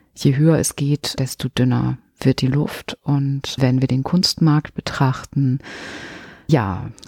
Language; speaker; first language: German; native; German